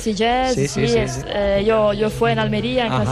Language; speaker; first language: Spanish; non-native, learner; Italian